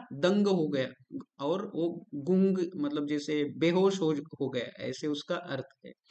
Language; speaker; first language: Hindi; non-native, local second language; Marathi